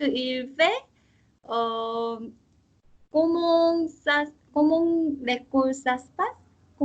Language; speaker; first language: French; non-native, learner; Korean